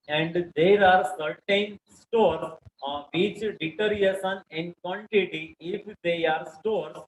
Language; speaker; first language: English; non-native, local second language; Gujarati